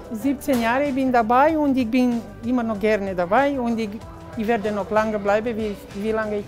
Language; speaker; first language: German; non-native, learner; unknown